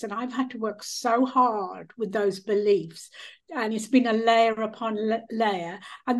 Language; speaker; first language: English; early bilingual, other home language; Punjabi